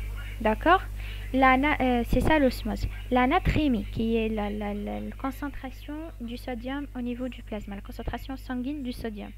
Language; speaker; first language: French; non-native, local second language; Arabic